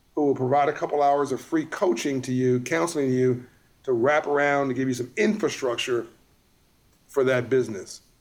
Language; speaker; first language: English; native; English